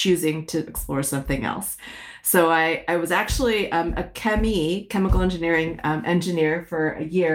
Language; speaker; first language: English; early bilingual, other home language; Min Nan Chinese